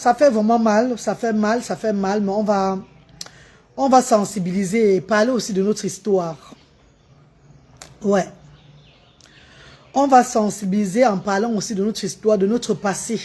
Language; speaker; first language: French; non-native, local second language; Lingala